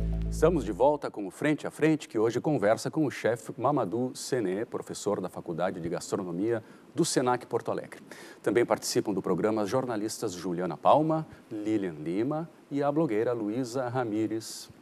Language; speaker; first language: Portuguese; native; Portuguese